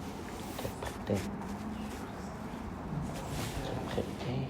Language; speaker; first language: French; non-native, learner; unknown